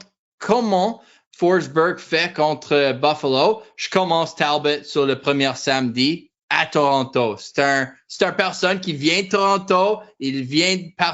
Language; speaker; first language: French; non-native, learner; English